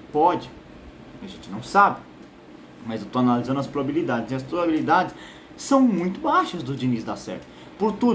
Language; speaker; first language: Portuguese; native; Portuguese